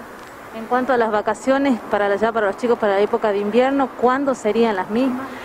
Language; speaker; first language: Spanish; native; Spanish